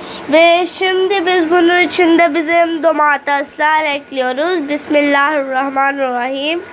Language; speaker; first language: Turkish; non-native, learner; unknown